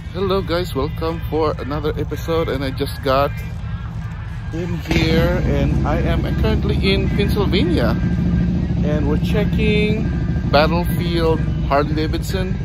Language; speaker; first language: English; non-native, fluent; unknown